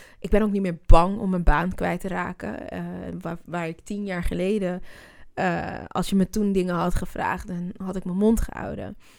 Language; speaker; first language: Dutch; native; Dutch